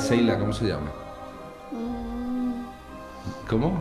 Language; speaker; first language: Spanish; native; Spanish